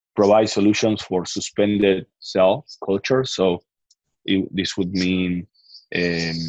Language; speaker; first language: English; non-native, fluent; Spanish